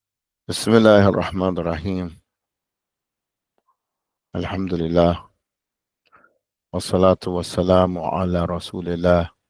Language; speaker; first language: Arabic; non-native, fluent; English